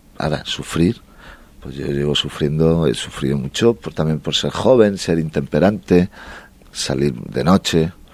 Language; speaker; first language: Spanish; native; Spanish